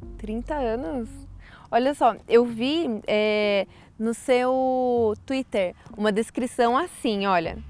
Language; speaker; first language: Portuguese; native; Portuguese